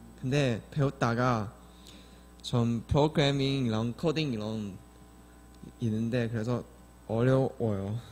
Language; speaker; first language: Korean; non-native, learner; Chinese